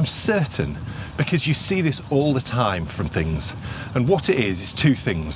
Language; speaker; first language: English; native; English